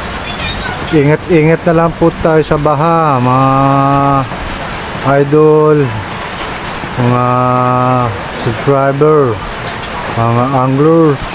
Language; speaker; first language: Filipino; native; Filipino